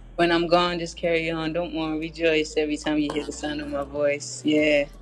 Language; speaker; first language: English; native; English